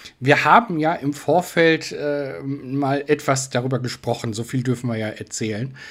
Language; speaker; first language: German; native; German